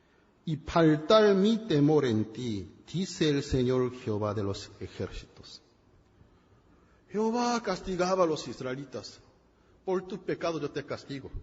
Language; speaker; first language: Spanish; non-native, fluent; Korean